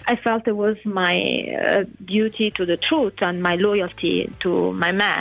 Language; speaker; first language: English; non-native, fluent; Italian